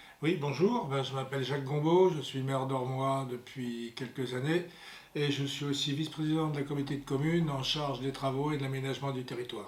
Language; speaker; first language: French; native; French